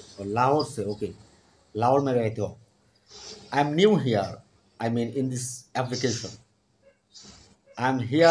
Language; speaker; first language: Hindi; non-native, learner; Bangla